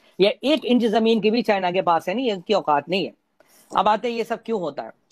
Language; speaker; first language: Hindi; native; Hindi